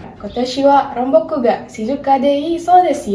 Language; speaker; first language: Japanese; non-native, learner; Indonesian